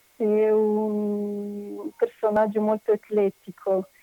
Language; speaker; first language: Italian; non-native, fluent; Russian